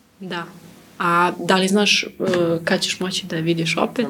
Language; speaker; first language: Serbian; native; Serbian